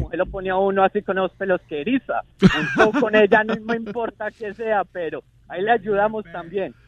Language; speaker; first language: Spanish; native; Spanish